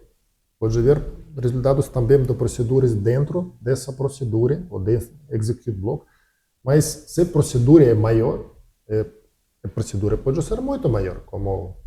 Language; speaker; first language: Portuguese; non-native, learner; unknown